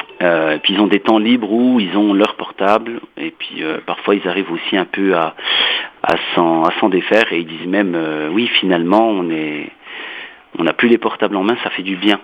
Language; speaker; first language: French; native; French